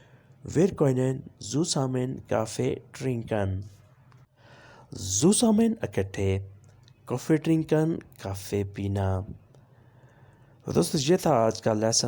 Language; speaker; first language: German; non-native, fluent; Urdu